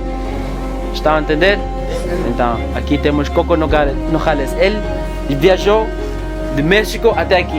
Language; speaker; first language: Portuguese; non-native, local second language; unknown